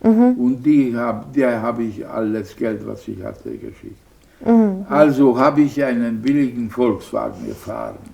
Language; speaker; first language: German; non-native, fluent; Hungarian